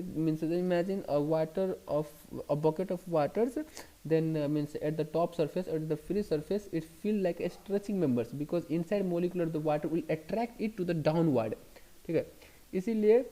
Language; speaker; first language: English; non-native, local second language; Hindi